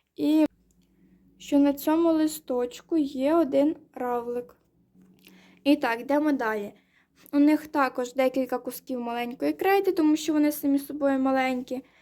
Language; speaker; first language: Ukrainian; non-native, local second language; Russian